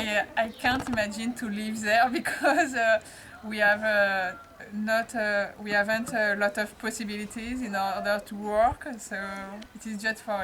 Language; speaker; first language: English; non-native, learner; French